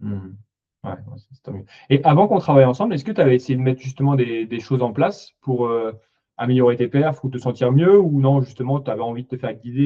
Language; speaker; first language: French; native; French